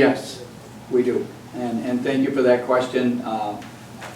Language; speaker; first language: English; native; English